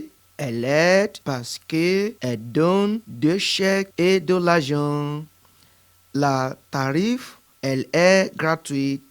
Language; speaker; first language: French; non-native, learner; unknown